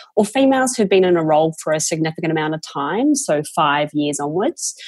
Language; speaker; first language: English; native; English